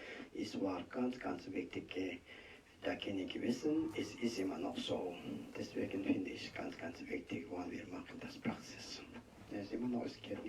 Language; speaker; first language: German; non-native, learner; Tibetan